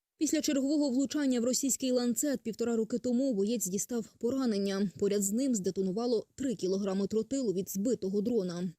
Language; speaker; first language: Ukrainian; native; Ukrainian